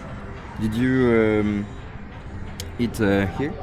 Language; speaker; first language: English; non-native, learner; French